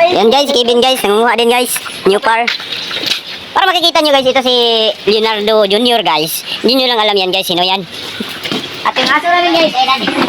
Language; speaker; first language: Filipino; non-native, local second language; Cebuano